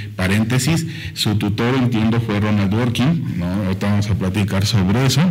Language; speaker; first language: Spanish; native; Spanish